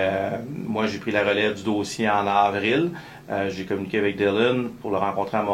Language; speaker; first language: French; native; French